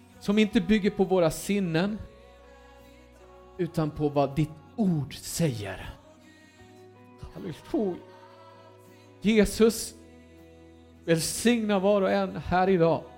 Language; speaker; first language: Swedish; non-native, fluent; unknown